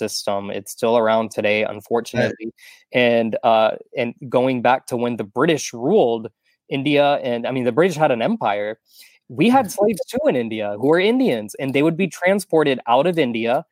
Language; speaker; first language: English; native; English